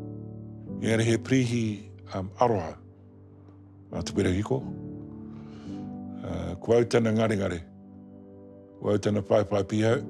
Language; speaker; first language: Māori; non-native, local second language; English